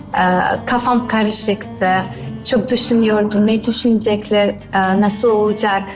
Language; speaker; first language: Turkish; non-native, learner; Georgian